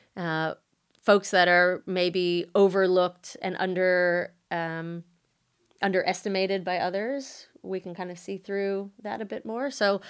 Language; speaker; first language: English; native; English